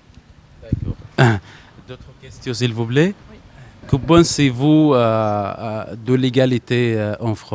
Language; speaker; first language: French; non-native, learner; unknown